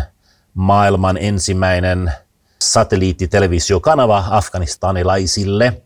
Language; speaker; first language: Finnish; early bilingual, heritage; Finnish